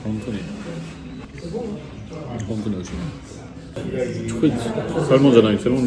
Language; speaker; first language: Japanese; non-native, fluent; French